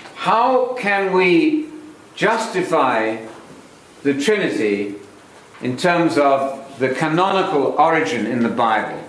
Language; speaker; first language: English; native; English